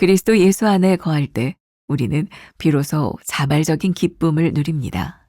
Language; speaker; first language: Korean; native; Korean